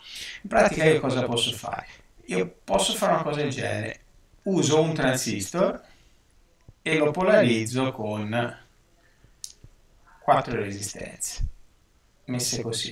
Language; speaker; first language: Italian; native; Italian